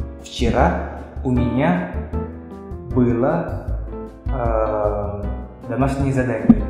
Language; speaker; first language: Russian; non-native, fluent; Indonesian